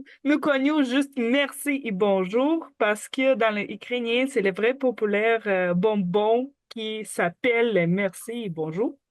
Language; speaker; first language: French; non-native, learner; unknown